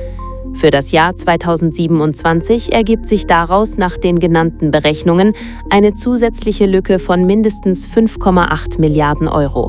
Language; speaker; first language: German; native; German